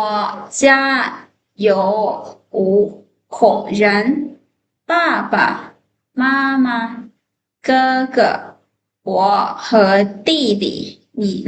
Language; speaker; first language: Chinese; non-native, fluent; Thai